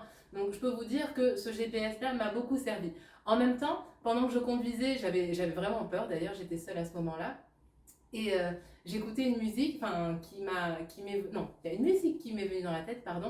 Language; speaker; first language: French; native; French